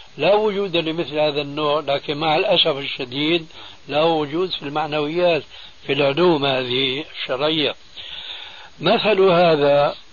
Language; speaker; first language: Arabic; early bilingual, other home language; Albanian